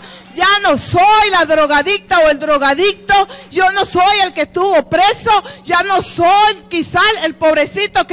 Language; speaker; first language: Spanish; native; Spanish